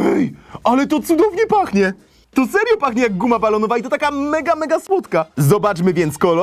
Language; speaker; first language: Polish; native; Polish